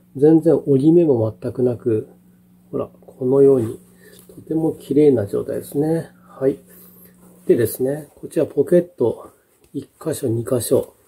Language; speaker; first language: Japanese; native; Japanese